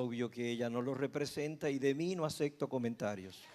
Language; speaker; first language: Spanish; native; Spanish